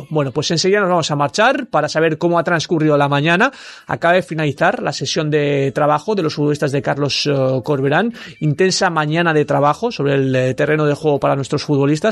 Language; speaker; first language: Spanish; native; Spanish